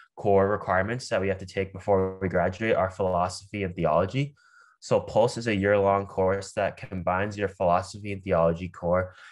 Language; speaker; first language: English; native; English